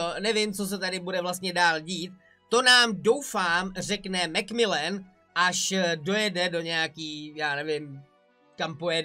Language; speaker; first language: Czech; native; Czech